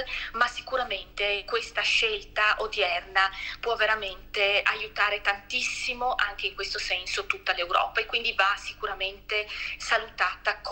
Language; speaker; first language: Italian; native; Italian